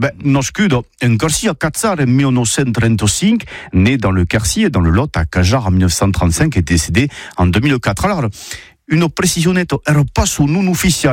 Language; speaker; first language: French; native; French